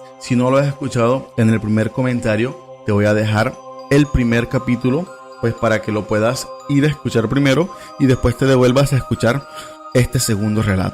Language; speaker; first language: Spanish; native; Spanish